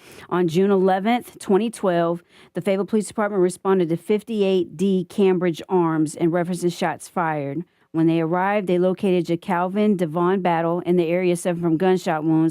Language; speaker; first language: English; native; English